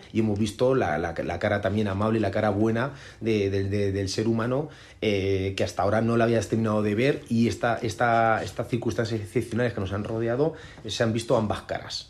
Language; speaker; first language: Spanish; native; Spanish